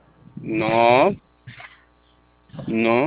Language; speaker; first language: Spanish; non-native, learner; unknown